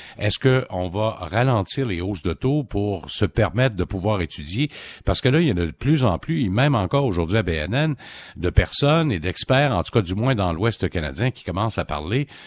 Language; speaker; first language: French; native; French